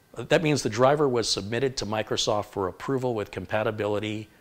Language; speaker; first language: English; native; English